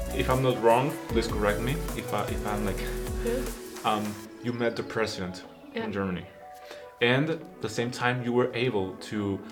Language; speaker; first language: English; non-native, fluent; Spanish